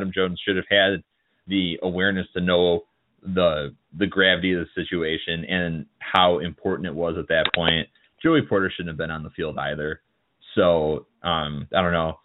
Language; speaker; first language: English; native; English